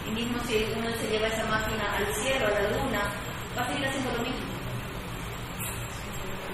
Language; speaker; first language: Spanish; native; Spanish